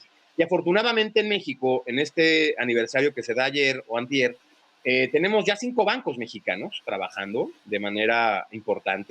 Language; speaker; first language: Spanish; native; Spanish